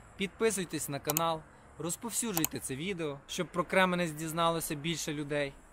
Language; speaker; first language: Ukrainian; native; Ukrainian